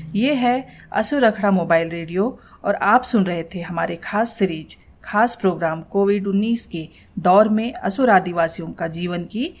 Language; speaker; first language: Hindi; non-native, local second language; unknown